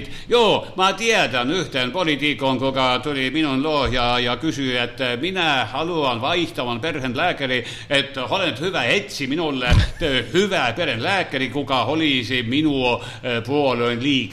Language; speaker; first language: Finnish; non-native, learner; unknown